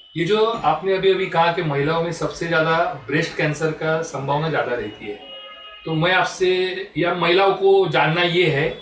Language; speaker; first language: Hindi; non-native, local second language; Marathi